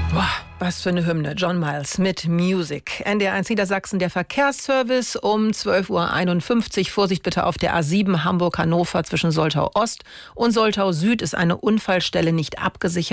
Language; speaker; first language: German; native; German